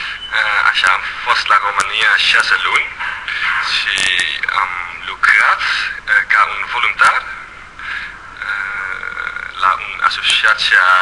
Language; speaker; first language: Romanian; non-native, learner; Dutch